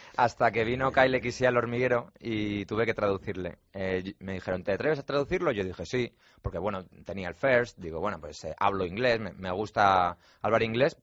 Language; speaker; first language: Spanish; native; Spanish